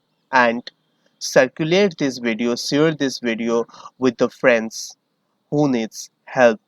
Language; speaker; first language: English; non-native, learner; Hindi